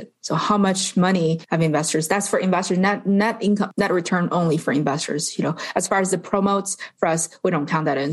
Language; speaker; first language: English; non-native, fluent; Chinese